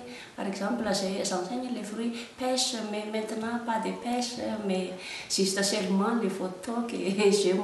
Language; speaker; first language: French; non-native, local second language; Malagasy